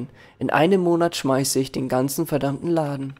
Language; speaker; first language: German; native; German